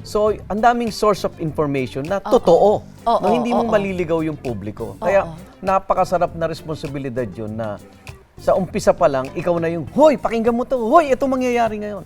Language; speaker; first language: Filipino; native; Filipino